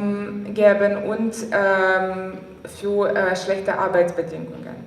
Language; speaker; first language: German; non-native, fluent; Ukrainian